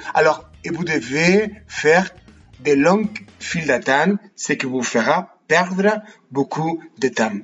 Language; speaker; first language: French; non-native, fluent; Spanish